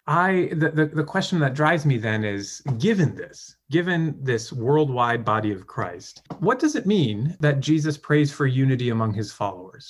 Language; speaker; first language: English; native; English